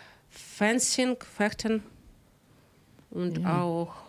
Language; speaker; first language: German; non-native, learner; Ukrainian